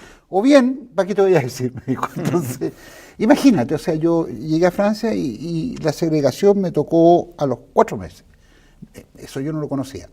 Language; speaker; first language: Spanish; native; Spanish